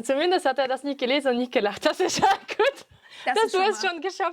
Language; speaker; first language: German; non-native, fluent; French